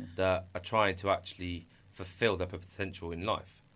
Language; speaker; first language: English; native; English